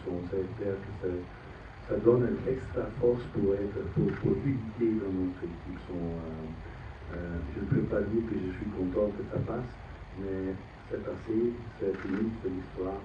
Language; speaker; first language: French; non-native, fluent; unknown